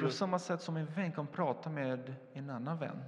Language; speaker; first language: Swedish; non-native, fluent; Portuguese